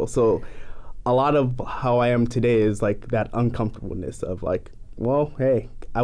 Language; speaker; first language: English; non-native, fluent; Japanese